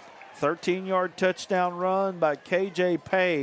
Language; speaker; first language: English; native; English